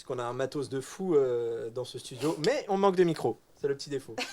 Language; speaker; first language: French; native; French